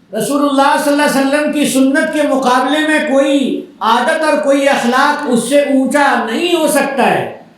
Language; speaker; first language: Urdu; native; Urdu